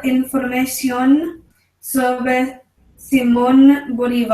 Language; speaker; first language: Spanish; non-native, learner; English